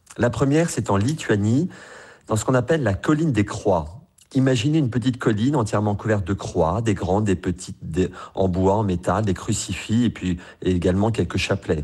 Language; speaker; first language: French; native; French